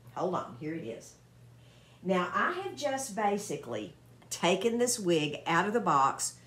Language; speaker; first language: English; native; English